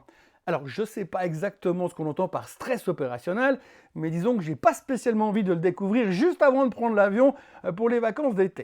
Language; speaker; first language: French; native; French